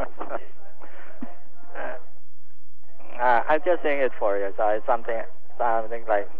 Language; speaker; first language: English; non-native, local second language; Filipino